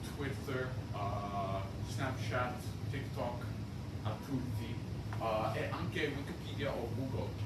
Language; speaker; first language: Italian; non-native, learner; English